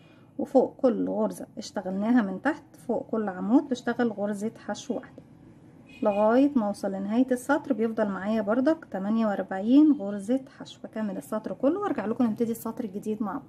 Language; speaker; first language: Arabic; native; Arabic